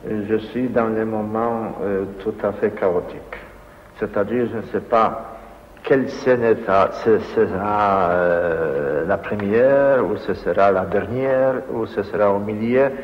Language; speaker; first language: French; non-native, fluent; Polish